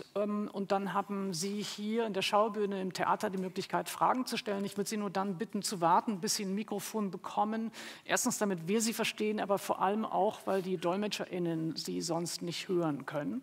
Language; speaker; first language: German; native; German